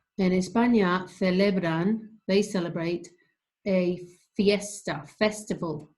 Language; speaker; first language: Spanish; non-native, fluent; English